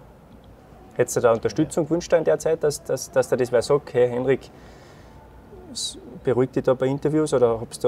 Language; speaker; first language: German; native; German